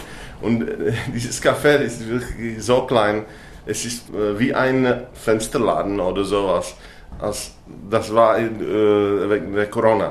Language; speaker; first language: German; non-native, learner; Czech